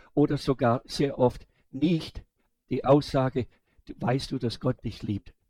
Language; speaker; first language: German; non-native, fluent; English